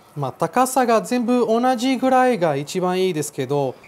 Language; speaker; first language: Japanese; non-native, learner; Portuguese